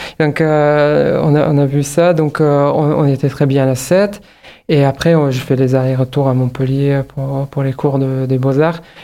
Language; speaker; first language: French; non-native, fluent; Hungarian